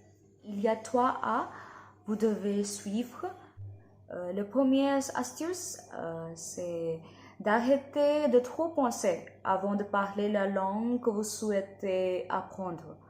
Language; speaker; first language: French; non-native, learner; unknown